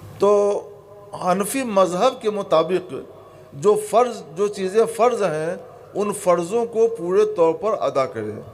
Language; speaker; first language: Urdu; native; Urdu